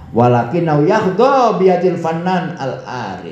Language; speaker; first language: Arabic; non-native, fluent; Indonesian